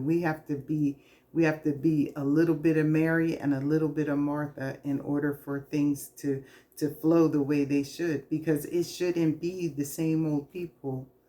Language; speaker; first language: English; native; English